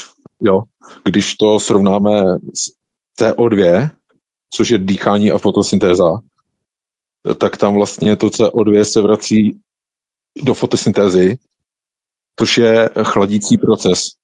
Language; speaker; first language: Czech; native; Czech